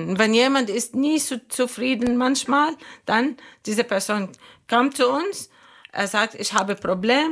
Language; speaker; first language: German; non-native, learner; Arabic